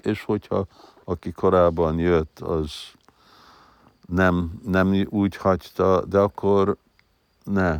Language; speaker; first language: Hungarian; early bilingual, heritage; Hungarian